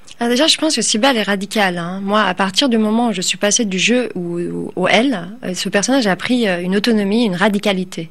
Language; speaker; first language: French; early bilingual, other home language; Turkish